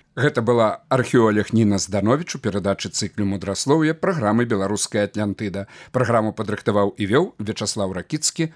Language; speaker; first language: Belarusian; native; Belarusian